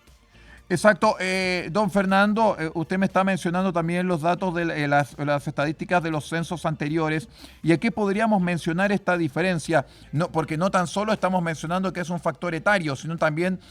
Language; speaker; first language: Spanish; native; Spanish